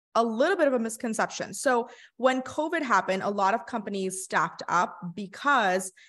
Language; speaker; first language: English; early bilingual, other home language; Hindi